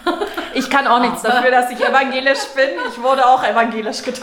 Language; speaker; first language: German; native; German